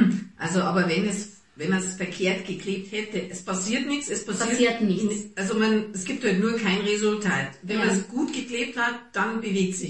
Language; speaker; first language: German; native; German